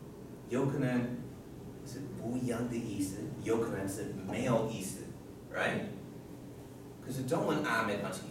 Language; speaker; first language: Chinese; non-native, learner; English